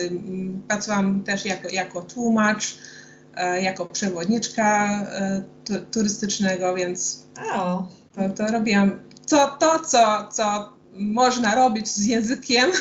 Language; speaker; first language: Polish; non-native, fluent; Hungarian